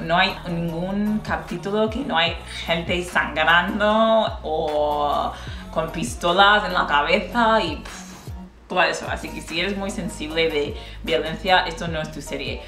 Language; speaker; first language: Spanish; non-native, fluent; English